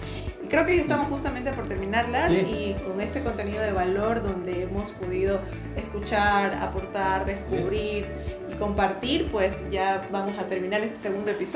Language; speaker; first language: Spanish; native; Spanish